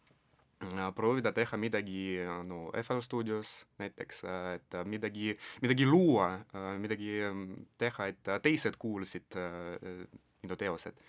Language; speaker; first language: Estonian; non-native, local second language; Russian